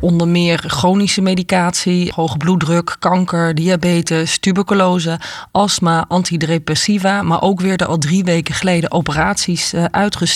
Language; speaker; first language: Dutch; native; Dutch